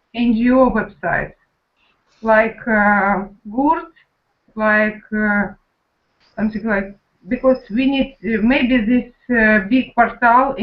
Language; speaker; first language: English; non-native, learner; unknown